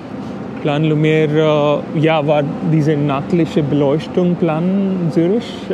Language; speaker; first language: German; non-native, fluent; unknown